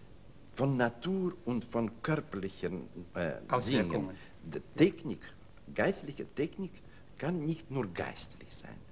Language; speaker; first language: German; non-native, learner; Russian